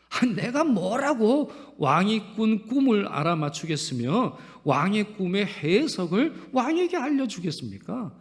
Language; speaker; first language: Korean; native; Korean